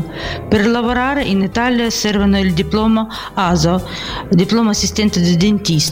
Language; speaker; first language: Italian; non-native, fluent; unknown